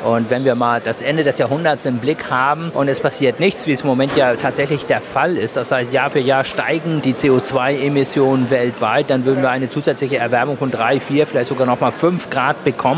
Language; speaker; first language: German; native; German